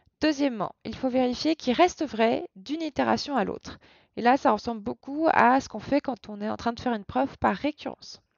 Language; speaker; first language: French; native; French